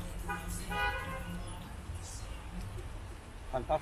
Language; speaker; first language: Russian; non-native, learner; Korean